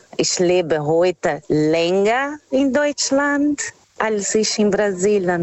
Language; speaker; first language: German; non-native, fluent; Portuguese